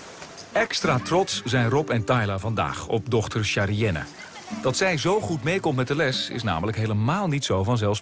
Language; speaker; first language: Dutch; native; Dutch